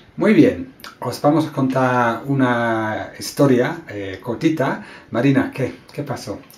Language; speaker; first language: Spanish; non-native, fluent; English